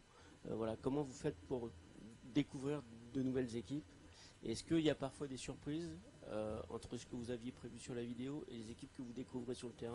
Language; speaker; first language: French; native; French